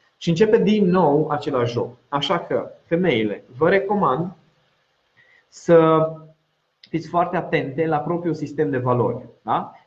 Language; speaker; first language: Romanian; non-native, local second language; Hungarian